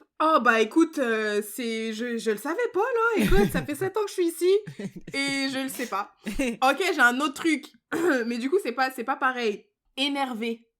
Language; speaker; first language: French; native; French